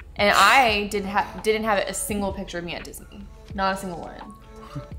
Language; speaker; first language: English; native; English